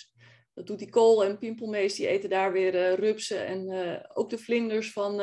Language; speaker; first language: Dutch; native; Dutch